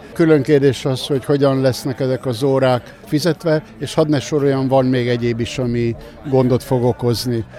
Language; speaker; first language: Hungarian; native; Hungarian